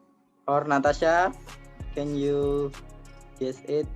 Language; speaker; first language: English; non-native, learner; Indonesian